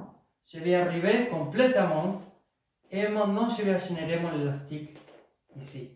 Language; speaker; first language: French; non-native, fluent; Spanish